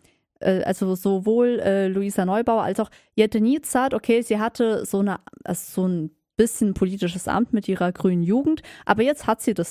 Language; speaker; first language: German; native; German